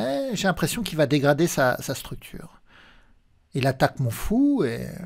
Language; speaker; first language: French; native; French